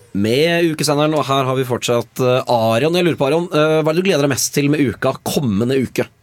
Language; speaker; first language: Norwegian; native; Norwegian